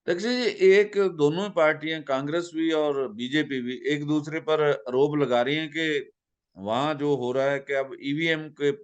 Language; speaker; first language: Hindi; non-native, local second language; Punjabi